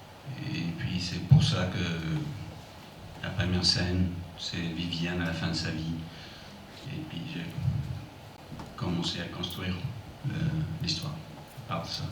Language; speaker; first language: French; non-native, fluent; English